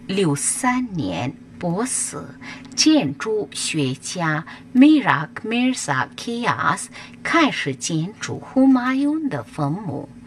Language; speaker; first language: Chinese; non-native, learner; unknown